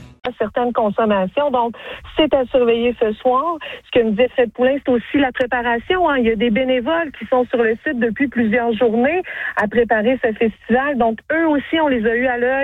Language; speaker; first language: French; native; French